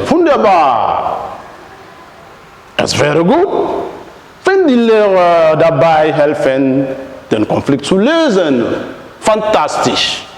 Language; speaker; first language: German; non-native, fluent; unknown